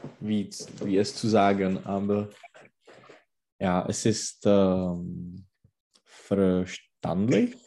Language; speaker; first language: German; non-native, learner; Czech